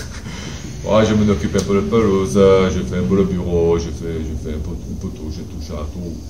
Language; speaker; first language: French; non-native, fluent; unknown